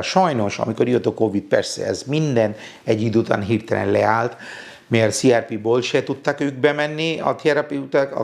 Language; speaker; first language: Hungarian; non-native, fluent; Bangla